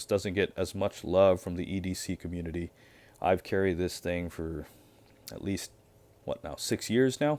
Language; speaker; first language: English; native; English